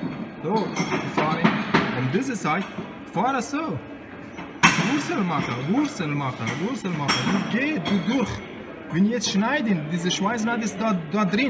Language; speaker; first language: German; non-native, learner; Persian